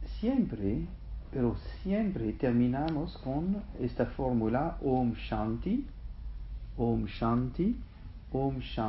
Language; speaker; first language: Spanish; non-native, fluent; French